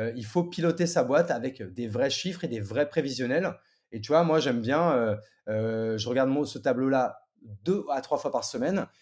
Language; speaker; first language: French; native; French